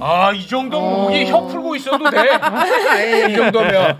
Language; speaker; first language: Korean; native; Korean